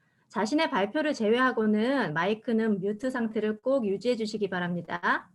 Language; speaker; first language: Korean; native; Korean